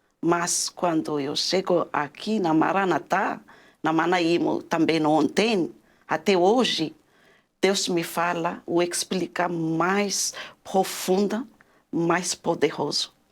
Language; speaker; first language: Portuguese; non-native, learner; Malagasy